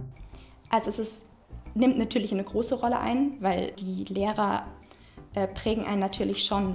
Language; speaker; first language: German; native; German